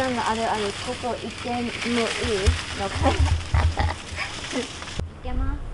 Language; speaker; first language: Japanese; non-native, fluent; English